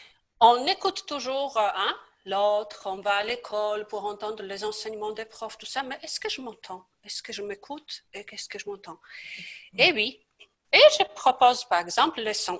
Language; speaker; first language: French; non-native, fluent; Polish